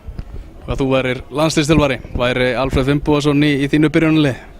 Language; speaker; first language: Icelandic; native; Icelandic